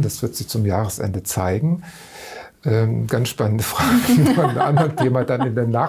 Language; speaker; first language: German; native; German